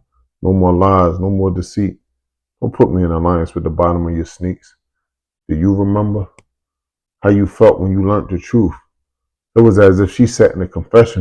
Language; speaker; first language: English; native; English